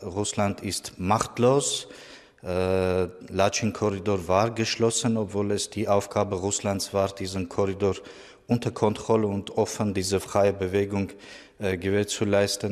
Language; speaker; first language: German; non-native, fluent; Armenian